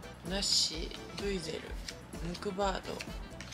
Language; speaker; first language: Japanese; native; Japanese